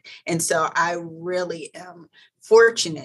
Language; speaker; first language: English; native; English